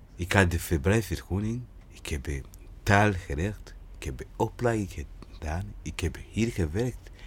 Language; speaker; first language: Dutch; non-native, learner; Rundi